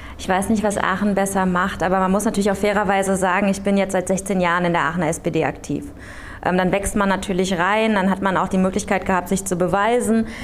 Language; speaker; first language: German; early bilingual, other home language; Korean